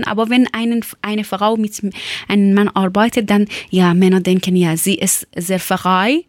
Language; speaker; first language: German; non-native, learner; Persian